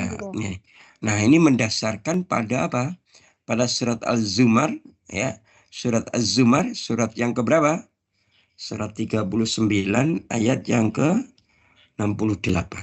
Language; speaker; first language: Indonesian; native; Indonesian